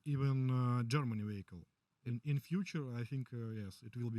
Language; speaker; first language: English; non-native, learner; Russian